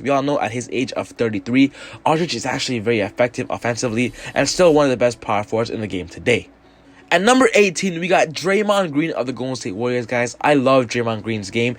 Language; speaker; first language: English; native; English